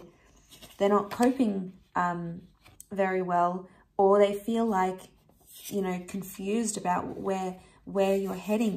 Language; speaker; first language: English; native; English